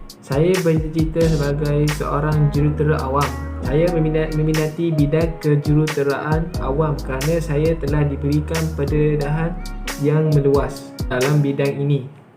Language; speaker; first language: Malay; native; Malay